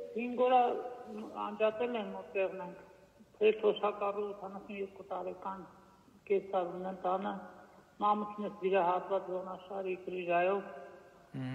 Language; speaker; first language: Armenian; native; Armenian